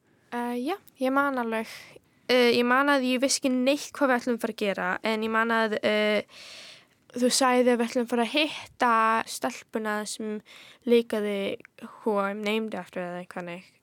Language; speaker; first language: Icelandic; early bilingual, heritage; Icelandic